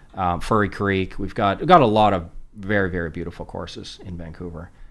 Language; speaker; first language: English; native; English